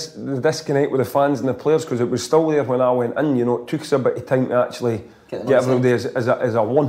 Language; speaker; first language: English; native; English